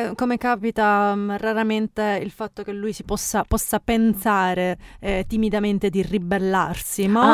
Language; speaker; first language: Italian; native; Italian